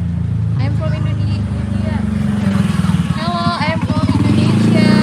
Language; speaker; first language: English; non-native, learner; Indonesian